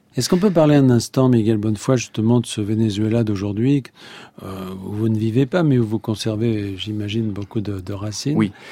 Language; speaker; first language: French; native; French